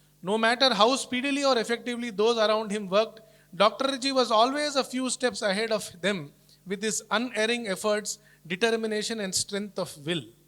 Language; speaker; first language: English; non-native, local second language; Telugu